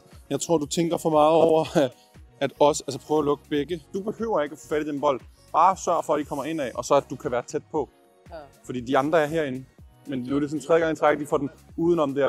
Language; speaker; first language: Danish; native; Danish